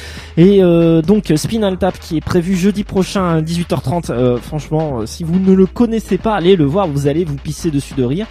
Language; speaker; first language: French; native; French